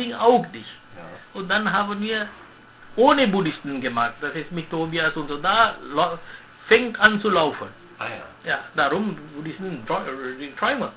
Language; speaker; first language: German; non-native, learner; Sinhala